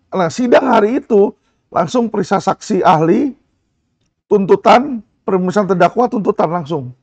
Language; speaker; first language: Indonesian; native; Indonesian